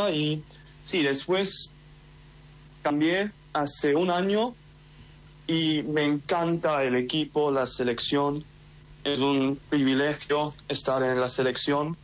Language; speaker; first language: Spanish; early bilingual, heritage; English